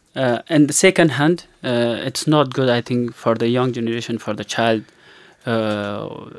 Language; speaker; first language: English; non-native, learner; Persian